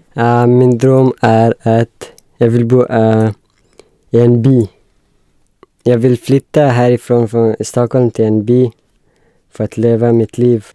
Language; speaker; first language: Swedish; non-native, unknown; Persian